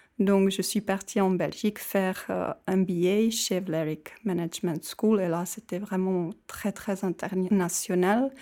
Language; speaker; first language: French; non-native, fluent; Czech